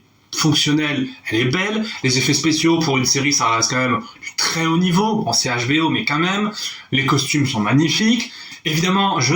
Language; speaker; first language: French; native; French